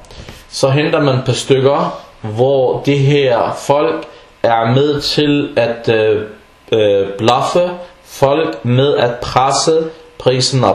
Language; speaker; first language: Danish; non-native, fluent; Arabic